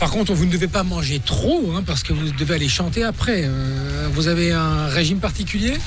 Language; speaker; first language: French; native; French